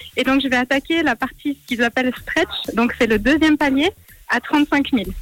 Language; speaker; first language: French; native; French